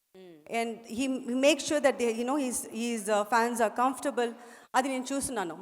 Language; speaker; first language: Telugu; non-native, fluent; Tamil